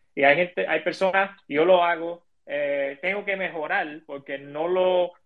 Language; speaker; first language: Spanish; early bilingual, heritage; Spanish